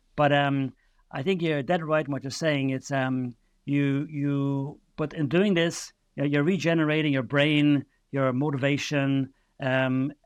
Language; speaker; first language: English; native; English